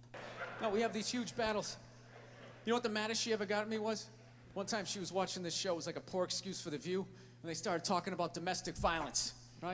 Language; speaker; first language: English; native; English